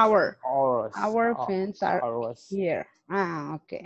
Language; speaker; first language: English; non-native, learner; Spanish